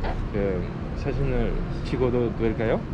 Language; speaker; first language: Korean; non-native, learner; French